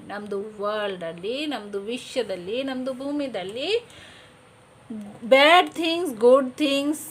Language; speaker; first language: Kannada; non-native, local second language; Hindi